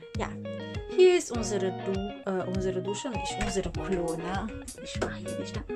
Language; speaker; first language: German; non-native, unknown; Portuguese